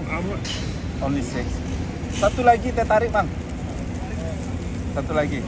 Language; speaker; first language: Indonesian; native; Indonesian